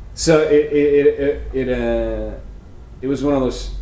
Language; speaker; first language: English; non-native, fluent; Norwegian